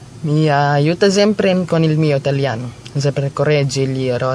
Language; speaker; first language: Italian; non-native, learner; Filipino